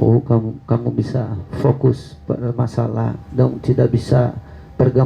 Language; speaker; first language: Indonesian; non-native, fluent; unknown